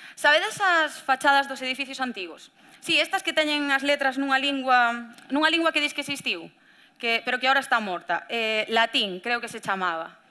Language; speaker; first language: Galician; native; Galician